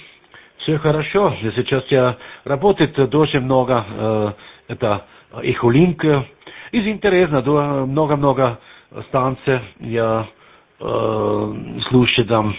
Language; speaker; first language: Russian; non-native, learner; German